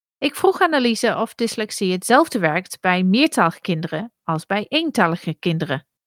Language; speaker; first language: Dutch; non-native, fluent; English